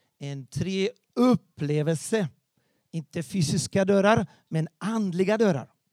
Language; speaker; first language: Swedish; non-native, fluent; Portuguese